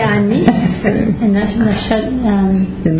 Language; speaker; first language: Italian; early bilingual, heritage; Italian